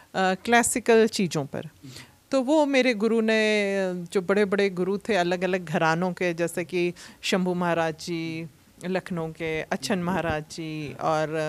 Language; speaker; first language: Hindi; native; Hindi